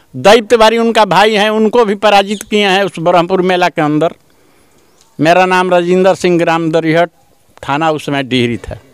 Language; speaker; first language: Hindi; native; Hindi